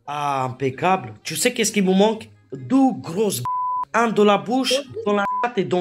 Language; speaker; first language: French; native; French